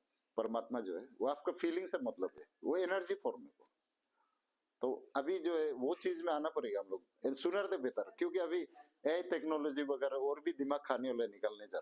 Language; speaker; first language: Hindi; non-native, local second language; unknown